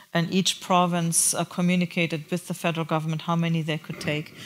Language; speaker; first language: English; non-native, fluent; German